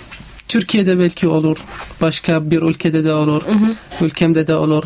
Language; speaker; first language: Turkish; non-native, learner; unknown